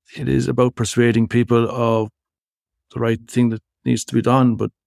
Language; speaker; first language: English; native; English